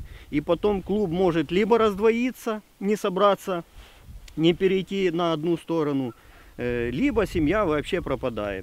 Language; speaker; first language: Russian; native; Russian